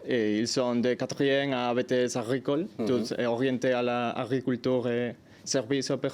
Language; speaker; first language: French; non-native, learner; Spanish